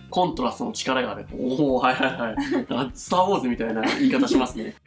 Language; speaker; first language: Japanese; native; Japanese